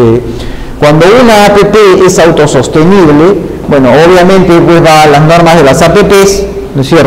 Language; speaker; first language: Spanish; native; Spanish